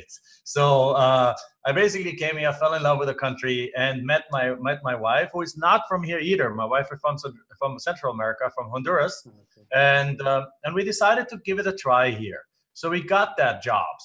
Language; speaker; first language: English; non-native, fluent; German